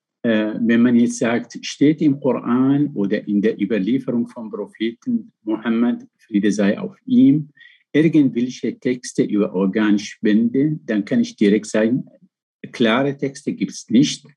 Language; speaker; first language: German; non-native, fluent; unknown